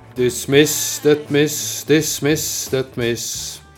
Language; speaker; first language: English; non-native, fluent; Dutch